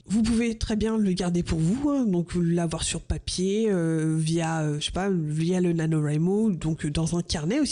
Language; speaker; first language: French; native; French